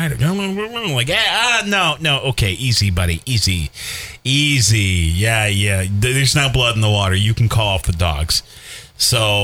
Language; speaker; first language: English; native; English